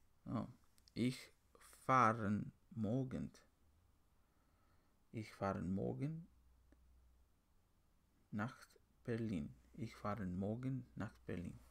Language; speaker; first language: German; non-native, learner; English